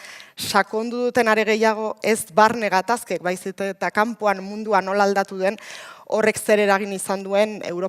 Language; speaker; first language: Basque; native; Basque